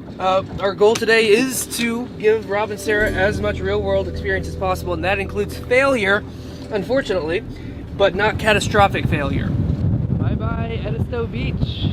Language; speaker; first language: English; native; English